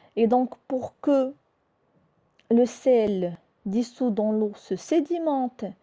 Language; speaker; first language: French; non-native, local second language; Arabic